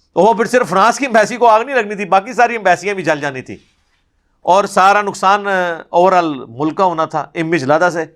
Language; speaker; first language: Urdu; non-native, local second language; Punjabi